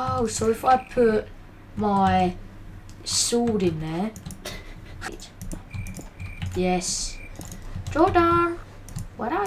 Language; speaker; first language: English; native; English